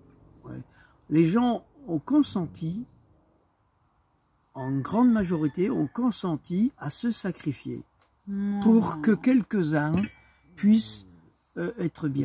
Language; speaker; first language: French; native; French